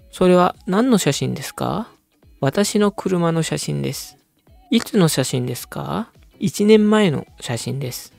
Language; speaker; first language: Japanese; non-native, fluent; Indonesian